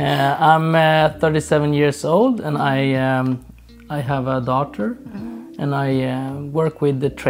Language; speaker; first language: English; non-native, fluent; Swedish